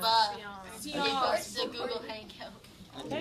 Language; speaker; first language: French; non-native, fluent; English